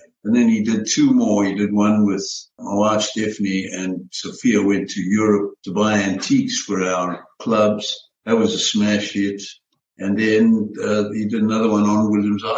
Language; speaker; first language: English; native; English